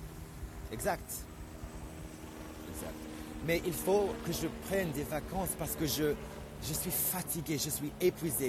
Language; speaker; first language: French; non-native, fluent; English